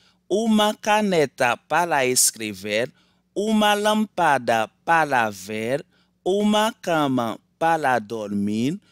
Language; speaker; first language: Portuguese; non-native, learner; Haitian Creole